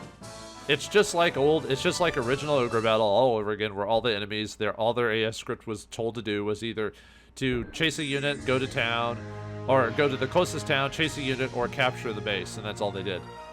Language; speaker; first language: English; native; English